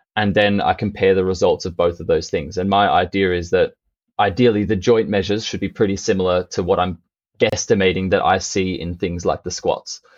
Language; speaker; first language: English; native; English